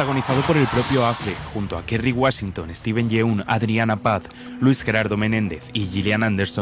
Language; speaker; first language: Spanish; native; Spanish